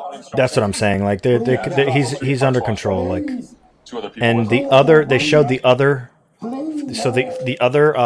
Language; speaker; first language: English; native; English